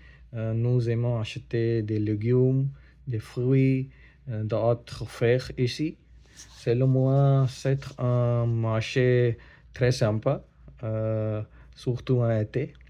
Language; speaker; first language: French; non-native, learner; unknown